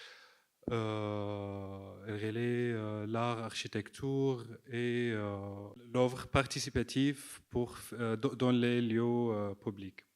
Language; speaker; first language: French; non-native, fluent; Arabic